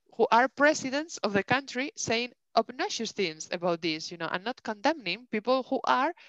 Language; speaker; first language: English; non-native, fluent; Spanish